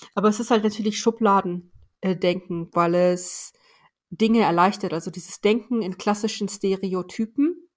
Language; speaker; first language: German; early bilingual, other home language; Persian